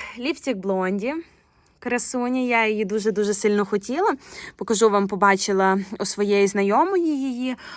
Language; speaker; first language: Ukrainian; non-native, local second language; Russian